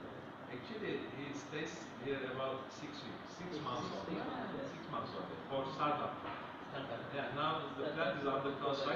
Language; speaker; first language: English; non-native, fluent; Turkish